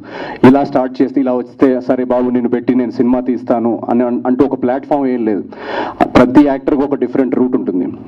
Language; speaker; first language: Telugu; native; Telugu